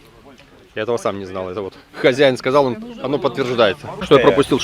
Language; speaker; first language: Russian; native; Russian